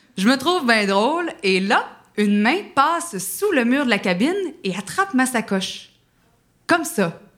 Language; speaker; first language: French; native; French